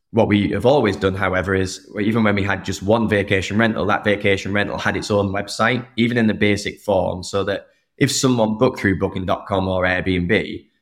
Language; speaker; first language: English; native; English